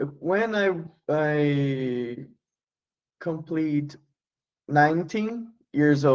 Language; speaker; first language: English; non-native, learner; Portuguese